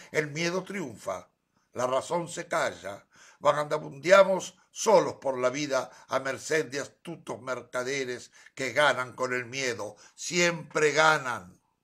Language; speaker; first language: Spanish; native; Spanish